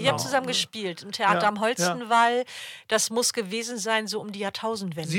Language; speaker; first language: German; native; German